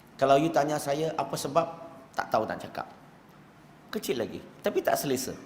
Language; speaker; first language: Malay; non-native, local second language; Chinese